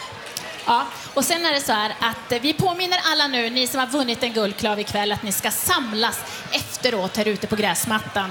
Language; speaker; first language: Swedish; native; Swedish